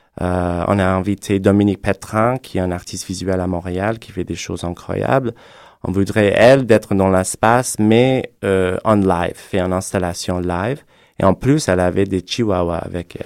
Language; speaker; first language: French; non-native, fluent; English